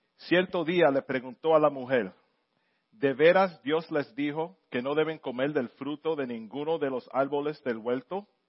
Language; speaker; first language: Spanish; early bilingual, heritage; Spanish